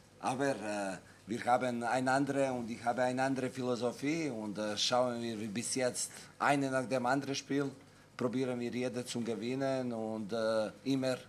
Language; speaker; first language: German; non-native, fluent; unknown